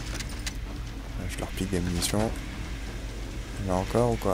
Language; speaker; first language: French; native; French